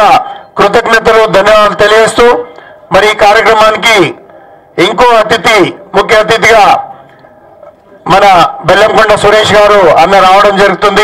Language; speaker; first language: Telugu; native; Telugu